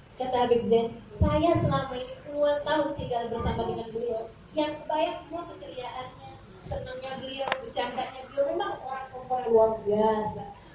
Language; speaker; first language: Indonesian; native; Indonesian